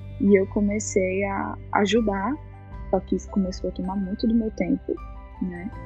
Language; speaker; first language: Portuguese; native; Portuguese